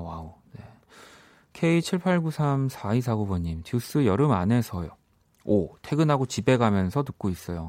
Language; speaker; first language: Korean; native; Korean